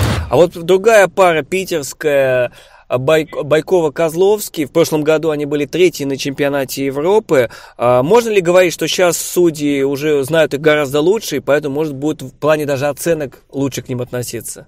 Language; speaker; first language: Russian; native; Russian